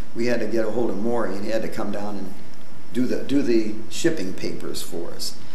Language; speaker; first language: English; native; English